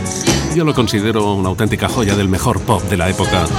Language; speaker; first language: Spanish; native; Spanish